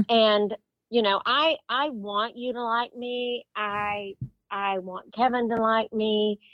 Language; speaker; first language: English; native; English